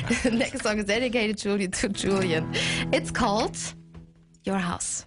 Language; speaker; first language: English; non-native, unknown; German